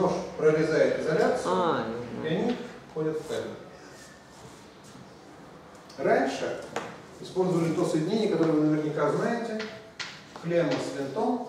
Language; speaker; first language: Russian; native; Russian